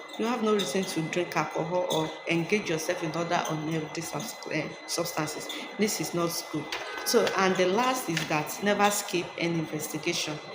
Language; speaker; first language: English; non-native, local second language; Yoruba